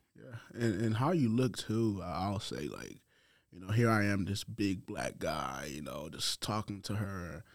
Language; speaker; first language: English; non-native, fluent; Haitian Creole